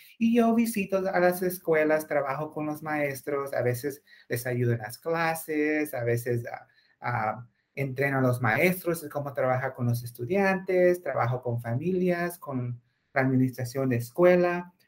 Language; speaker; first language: Spanish; native; Spanish